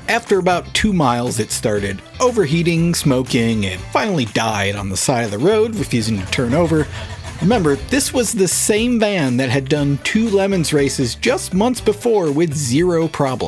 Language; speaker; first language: English; native; English